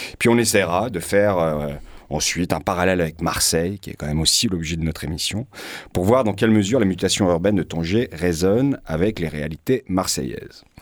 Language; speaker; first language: French; native; French